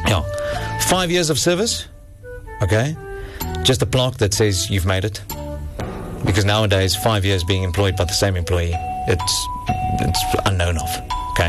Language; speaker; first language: English; non-native, local second language; Afrikaans